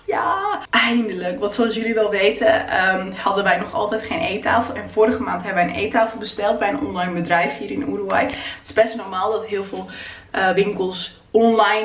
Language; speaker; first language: Dutch; native; Dutch